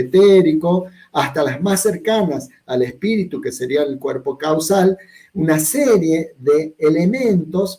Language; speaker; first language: Spanish; native; Spanish